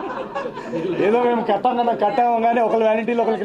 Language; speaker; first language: Telugu; native; Telugu